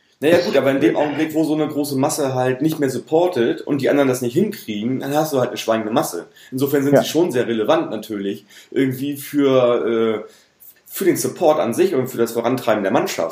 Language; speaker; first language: German; native; German